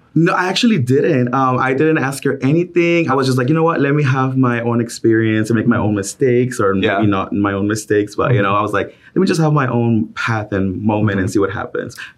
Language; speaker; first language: English; early bilingual, other home language; Spanish